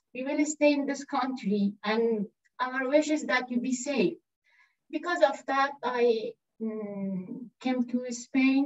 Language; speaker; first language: English; non-native, learner; Persian